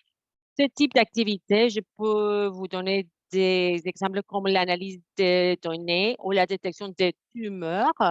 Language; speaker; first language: French; non-native, fluent; Spanish